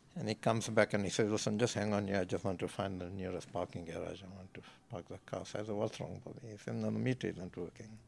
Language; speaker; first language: English; native; English